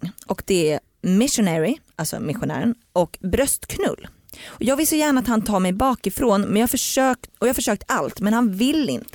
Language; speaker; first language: Swedish; native; Swedish